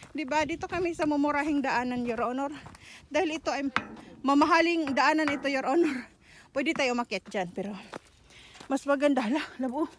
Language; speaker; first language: Filipino; non-native, local second language; Cebuano